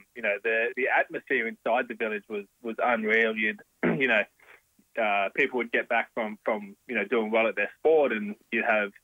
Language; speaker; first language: English; native; English